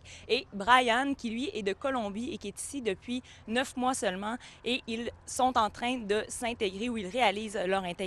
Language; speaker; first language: French; native; French